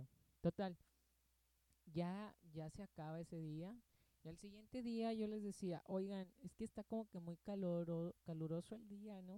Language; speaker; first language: Spanish; native; Spanish